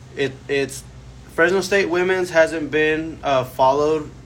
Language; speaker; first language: English; early bilingual, other home language; Spanish